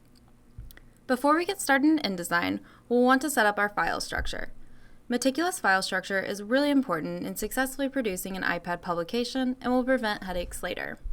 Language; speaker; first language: English; native; English